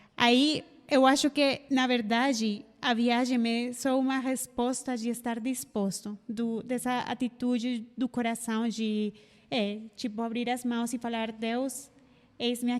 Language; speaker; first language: Portuguese; non-native, fluent; Spanish